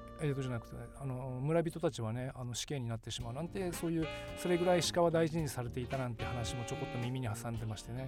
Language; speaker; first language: Japanese; native; Japanese